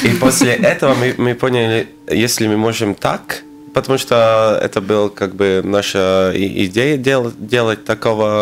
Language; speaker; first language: Russian; non-native, local second language; Latvian